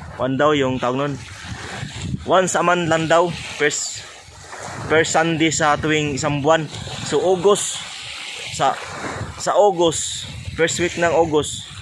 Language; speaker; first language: Filipino; non-native, local second language; Bikol